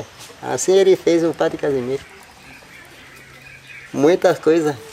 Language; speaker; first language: Portuguese; non-native, local second language; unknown